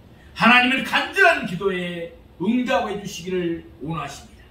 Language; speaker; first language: Korean; native; Korean